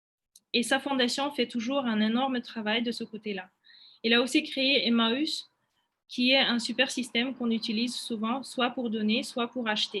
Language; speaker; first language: French; non-native, fluent; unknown